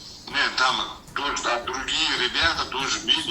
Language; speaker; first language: Russian; non-native, learner; Uzbek